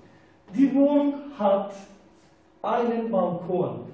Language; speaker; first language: German; non-native, fluent; Turkish